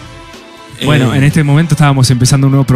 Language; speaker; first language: Spanish; native; Spanish